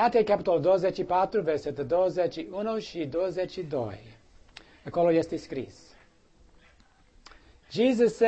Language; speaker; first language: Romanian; non-native, learner; English